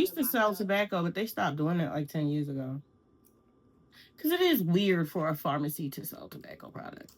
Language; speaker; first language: English; native; English